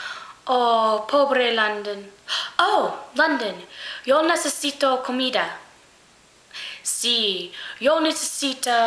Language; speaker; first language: Spanish; non-native, learner; English